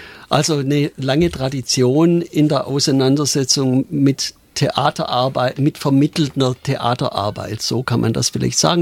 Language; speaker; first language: German; native; German